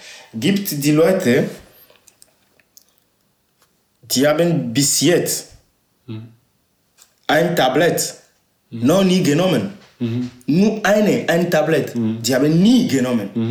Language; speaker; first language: German; non-native, learner; Ewe